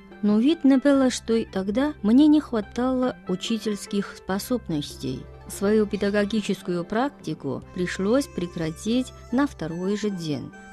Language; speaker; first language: Russian; non-native, fluent; Chinese